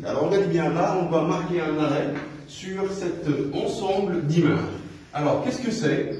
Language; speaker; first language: French; non-native, local second language; Arabic